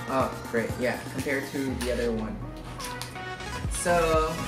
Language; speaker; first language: English; non-native, local second language; Filipino